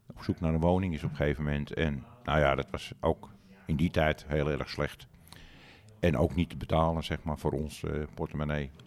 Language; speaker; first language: Dutch; native; Dutch